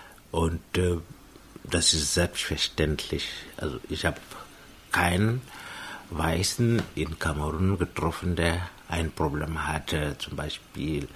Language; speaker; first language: German; non-native, fluent; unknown